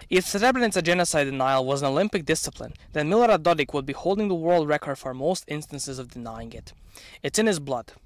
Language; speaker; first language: English; non-native, fluent; Serbian